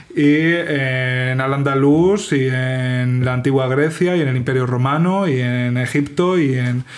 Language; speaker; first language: Spanish; native; Spanish